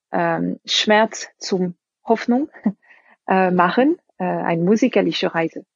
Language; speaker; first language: German; non-native, fluent; French